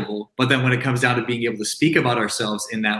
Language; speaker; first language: English; native; English